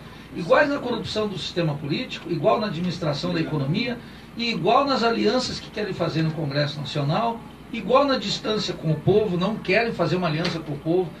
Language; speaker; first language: Portuguese; native; Portuguese